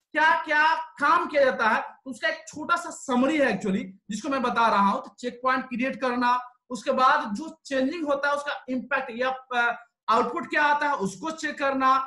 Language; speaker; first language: Hindi; native; Hindi